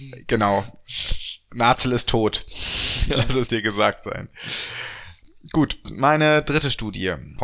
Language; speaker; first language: German; native; German